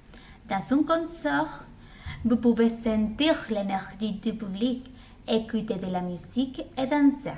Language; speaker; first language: French; non-native, learner; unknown